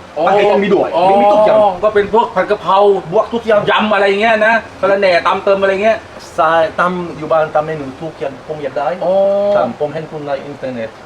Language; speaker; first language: Thai; non-native, learner; Hebrew